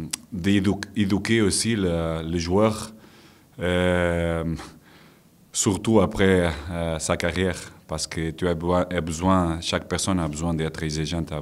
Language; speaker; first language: French; non-native, fluent; Portuguese